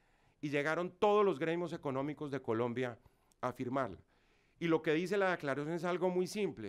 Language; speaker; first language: Spanish; native; Spanish